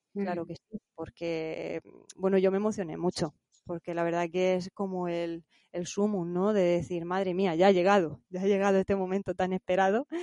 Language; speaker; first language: Spanish; native; Spanish